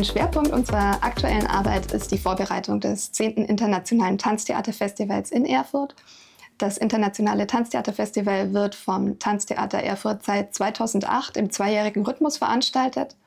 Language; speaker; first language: German; native; German